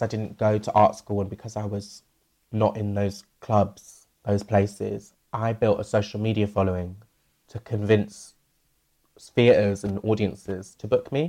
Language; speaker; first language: English; native; English